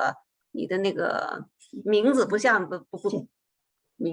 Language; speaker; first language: Chinese; native; Chinese